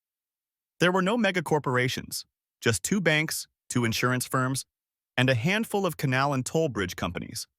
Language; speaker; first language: English; native; English